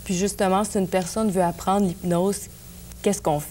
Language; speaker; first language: French; native; French